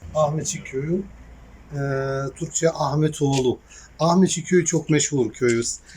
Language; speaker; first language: Turkish; non-native, learner; Bosnian